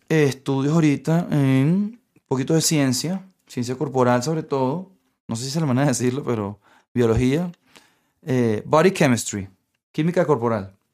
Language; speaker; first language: Spanish; native; Spanish